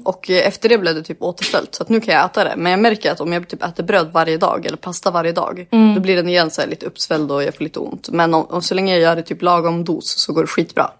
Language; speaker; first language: Swedish; native; Swedish